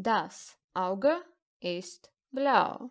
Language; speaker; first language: German; non-native, learner; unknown